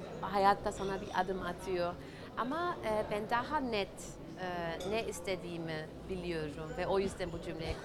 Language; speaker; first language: Turkish; early bilingual, heritage; German